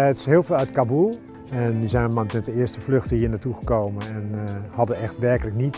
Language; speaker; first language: Dutch; native; Dutch